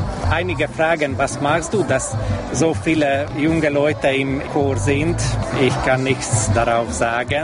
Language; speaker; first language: German; non-native, local second language; Hungarian